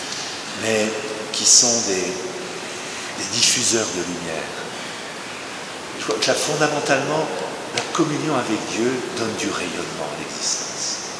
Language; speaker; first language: French; native; French